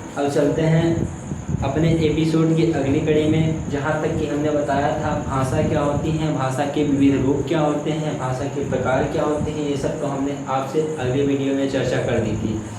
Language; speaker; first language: Hindi; native; Hindi